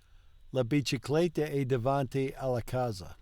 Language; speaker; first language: Italian; non-native, learner; English